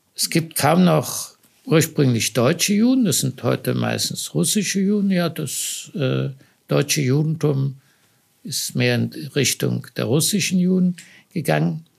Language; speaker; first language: German; native; German